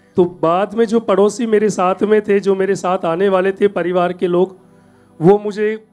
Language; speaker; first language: Hindi; native; Hindi